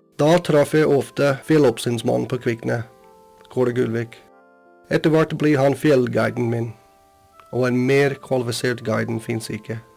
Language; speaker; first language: Norwegian; non-native, fluent; English